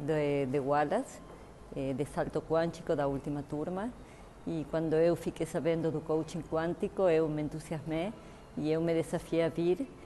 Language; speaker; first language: Portuguese; non-native, fluent; Spanish